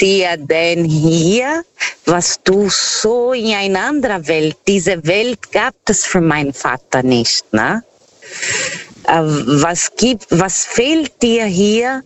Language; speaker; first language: German; non-native, learner; Portuguese